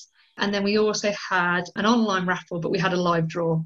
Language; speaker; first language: English; native; English